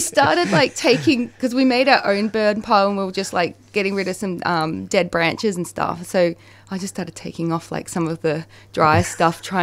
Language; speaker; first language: English; native; English